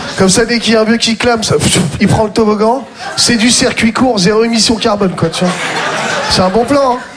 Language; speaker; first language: French; native; French